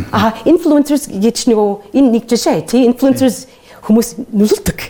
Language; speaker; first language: Mongolian; non-native, learner; English